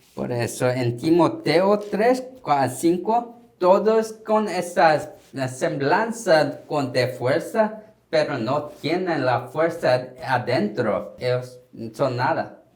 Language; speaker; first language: Spanish; non-native, learner; Korean